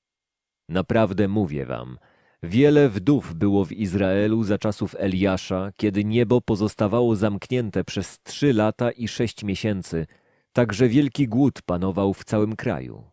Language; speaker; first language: Polish; native; Polish